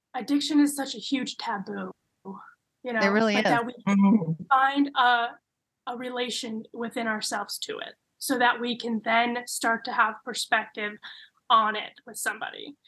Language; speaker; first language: English; native; English